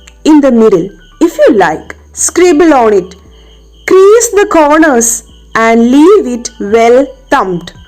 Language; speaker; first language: English; non-native, local second language; Malayalam